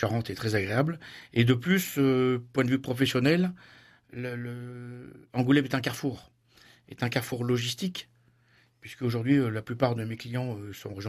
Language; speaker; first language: French; native; French